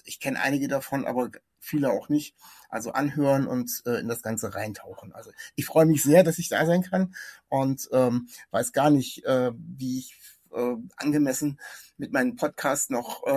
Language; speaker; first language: German; native; German